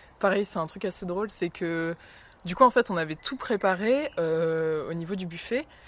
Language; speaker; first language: French; native; French